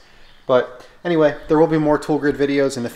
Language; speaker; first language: English; native; English